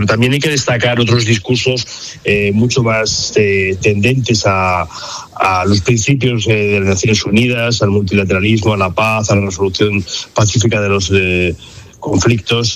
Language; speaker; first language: Spanish; native; Spanish